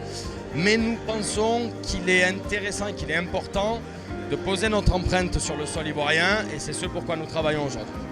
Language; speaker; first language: French; native; French